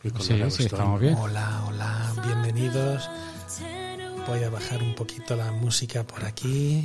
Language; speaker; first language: Spanish; native; Spanish